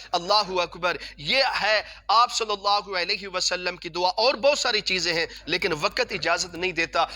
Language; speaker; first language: Urdu; non-native, local second language; Punjabi